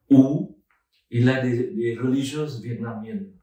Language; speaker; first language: French; non-native, fluent; Vietnamese